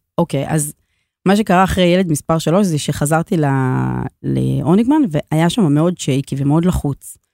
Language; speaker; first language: Hebrew; native; Hebrew